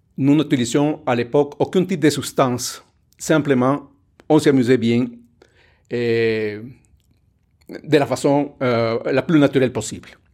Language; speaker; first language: French; non-native, fluent; Spanish